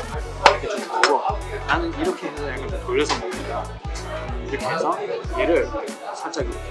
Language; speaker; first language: Korean; non-native, fluent; Nepali